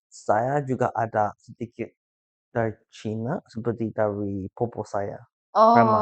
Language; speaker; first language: Indonesian; early bilingual, heritage; English